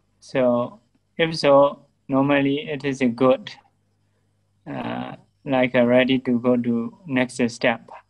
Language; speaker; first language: English; non-native, learner; Burmese